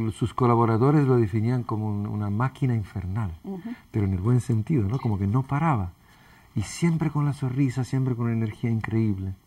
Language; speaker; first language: Spanish; early bilingual, other home language; Italian